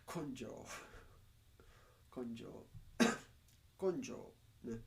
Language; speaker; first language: Japanese; non-native, learner; Spanish